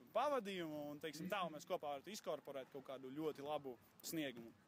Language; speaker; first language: Latvian; native; Latvian